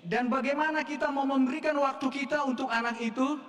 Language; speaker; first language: Indonesian; non-native, local second language; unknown